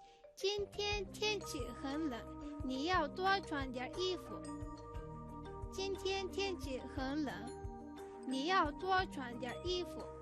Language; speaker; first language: Chinese; non-native, fluent; Mongolian